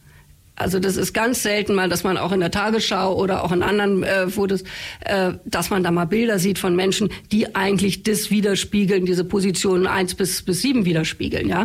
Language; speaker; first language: German; native; German